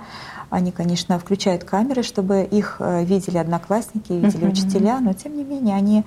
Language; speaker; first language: Russian; native; Russian